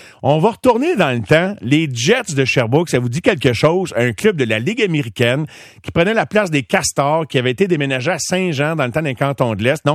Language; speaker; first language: French; native; French